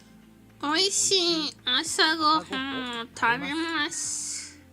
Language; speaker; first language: Japanese; non-native, learner; English